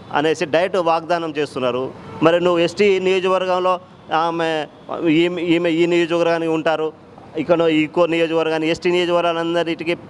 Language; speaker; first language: Telugu; non-native, local second language; Lambadi